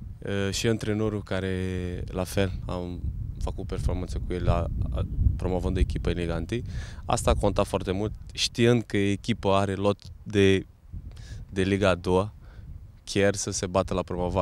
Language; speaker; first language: Romanian; non-native, fluent; Portuguese